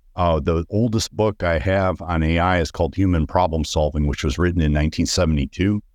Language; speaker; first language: English; native; English